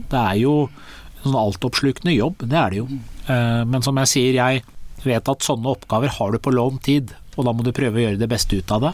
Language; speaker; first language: Norwegian; early bilingual, other home language; Persian